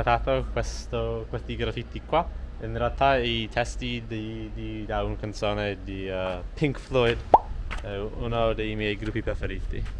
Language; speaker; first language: Italian; non-native, fluent; English